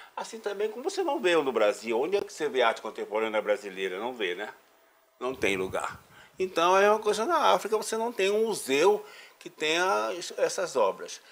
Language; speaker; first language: Portuguese; native; Portuguese